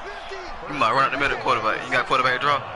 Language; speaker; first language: English; native; English